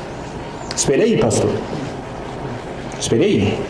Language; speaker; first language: Portuguese; non-native, fluent; English